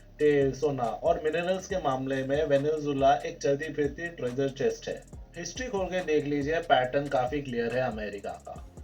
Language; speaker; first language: Hindi; native; Hindi